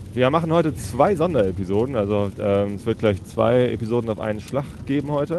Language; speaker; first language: German; native; German